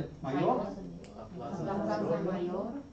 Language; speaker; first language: Spanish; non-native, learner; English